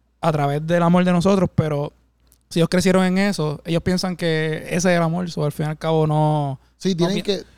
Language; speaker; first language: Spanish; native; Spanish